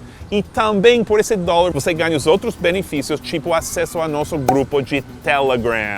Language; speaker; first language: Portuguese; non-native, fluent; English